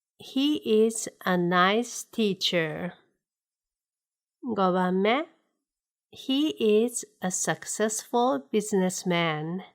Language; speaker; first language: English; non-native, fluent; Japanese